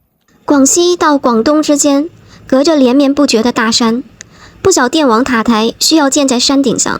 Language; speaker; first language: Chinese; native; Chinese